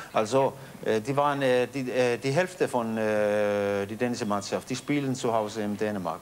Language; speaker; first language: German; non-native, fluent; Danish